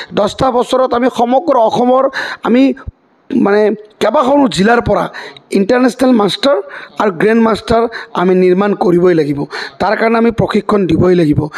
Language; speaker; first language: Assamese; native; Assamese